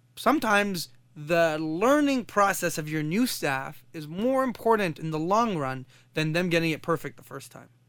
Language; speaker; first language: English; non-native, fluent; Arabic